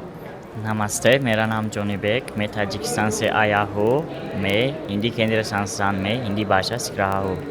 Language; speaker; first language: Hindi; non-native, learner; Tajik